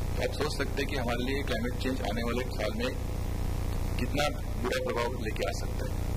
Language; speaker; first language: Hindi; non-native, local second language; Marathi